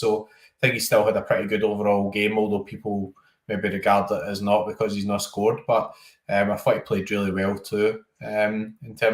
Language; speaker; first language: English; native; English